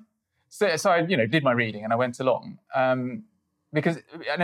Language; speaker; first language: English; native; English